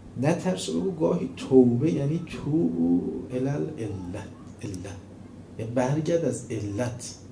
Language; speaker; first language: Persian; non-native, local second language; Azerbaijani